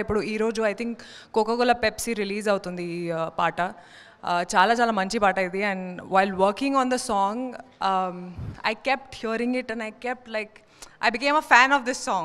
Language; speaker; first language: Telugu; non-native, learner; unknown